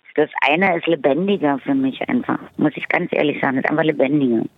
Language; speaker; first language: German; native; German